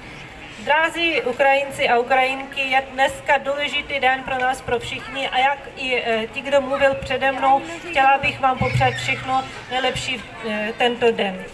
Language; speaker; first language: Czech; non-native, fluent; Ukrainian